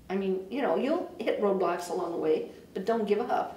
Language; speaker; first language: English; native; English